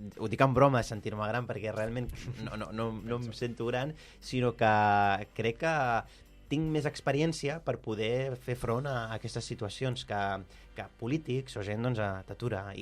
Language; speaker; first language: Catalan; early bilingual, other home language; Arabic